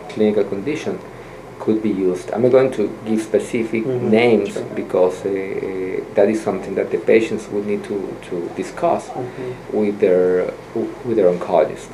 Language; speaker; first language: English; non-native, fluent; Spanish